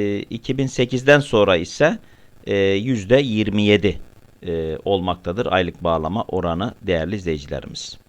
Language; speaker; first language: Turkish; native; Turkish